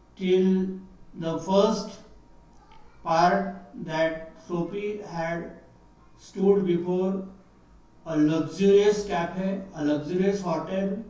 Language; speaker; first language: English; non-native, local second language; Marathi